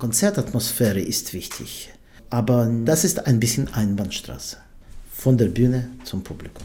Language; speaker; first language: German; non-native, fluent; Russian